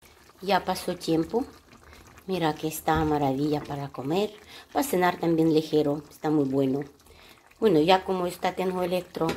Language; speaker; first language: Spanish; non-native, learner; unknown